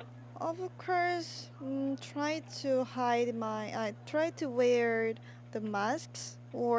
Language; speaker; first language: English; non-native, learner; Korean